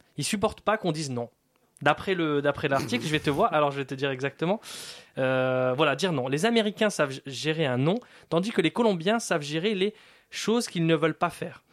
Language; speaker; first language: French; native; French